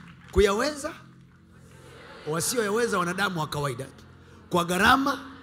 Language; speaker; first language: Swahili; native; Swahili